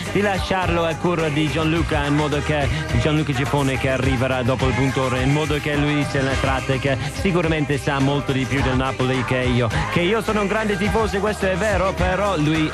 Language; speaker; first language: Italian; non-native, fluent; English